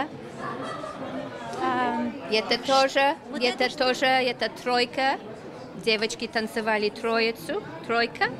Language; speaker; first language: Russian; early bilingual, heritage; Russian